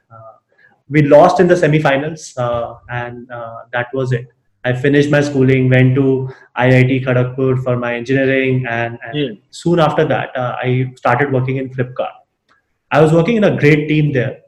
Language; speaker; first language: English; non-native, local second language; Hindi